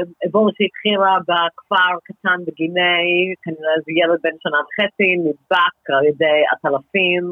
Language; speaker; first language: Hebrew; non-native, fluent; English